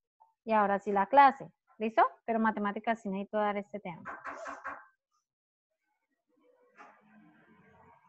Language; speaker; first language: Spanish; native; Spanish